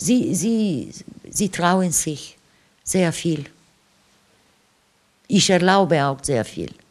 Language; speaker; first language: German; non-native, fluent; Italian